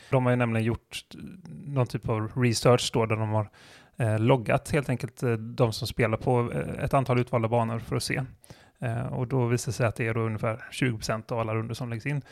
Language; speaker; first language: Swedish; native; Swedish